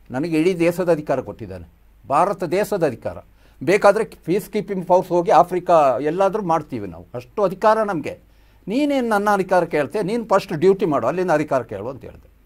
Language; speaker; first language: Kannada; non-native, local second language; Kodava